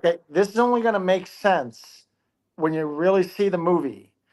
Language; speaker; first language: English; native; English